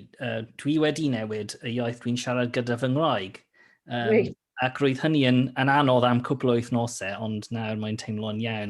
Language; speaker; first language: Welsh; non-native, fluent; English